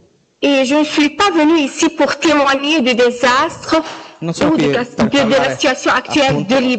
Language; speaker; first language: French; non-native, local second language; Arabic